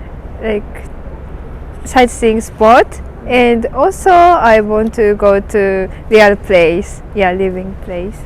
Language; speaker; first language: English; non-native, learner; Japanese